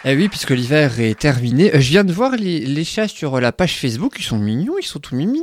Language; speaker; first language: French; native; French